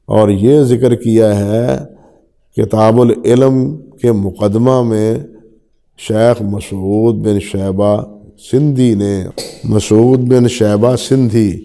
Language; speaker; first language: Urdu; non-native, local second language; Punjabi